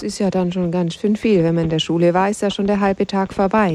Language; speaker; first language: German; native; German